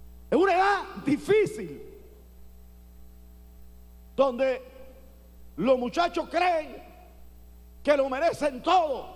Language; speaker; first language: Spanish; native; Spanish